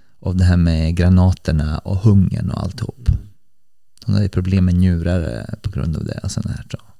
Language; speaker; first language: Swedish; early bilingual, other home language; Bosnian